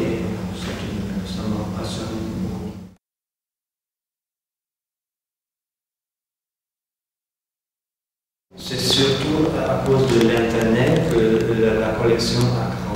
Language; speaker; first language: French; non-native, fluent; German